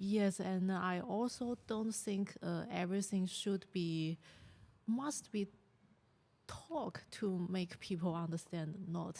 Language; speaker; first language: English; non-native, learner; Chinese